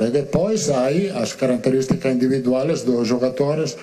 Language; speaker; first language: Portuguese; non-native, learner; Italian